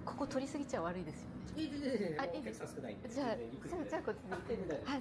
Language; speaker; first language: Japanese; native; Japanese